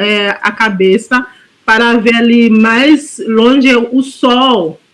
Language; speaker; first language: Portuguese; non-native, fluent; Haitian Creole